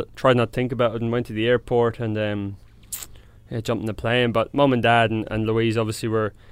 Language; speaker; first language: English; native; English